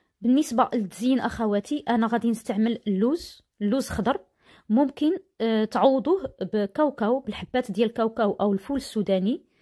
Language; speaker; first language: Arabic; native; Arabic